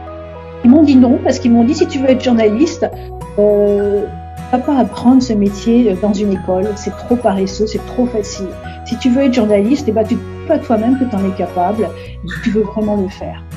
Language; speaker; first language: French; native; French